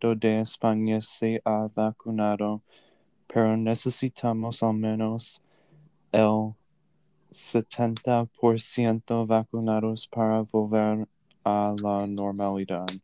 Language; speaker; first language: Spanish; non-native, learner; English